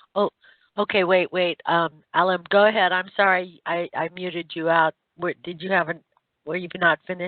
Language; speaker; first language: English; native; English